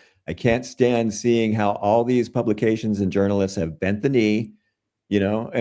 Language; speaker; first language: English; native; English